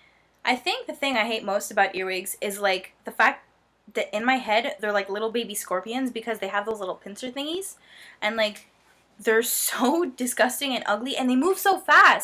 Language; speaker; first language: English; native; English